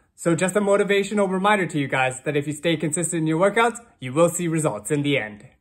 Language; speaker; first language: English; native; English